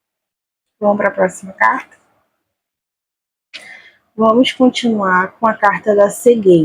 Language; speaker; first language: Portuguese; native; Portuguese